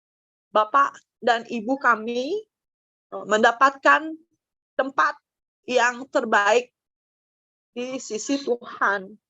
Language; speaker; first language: Indonesian; non-native, local second language; Balinese